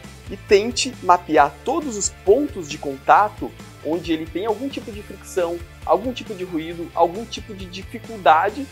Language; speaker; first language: Portuguese; native; Portuguese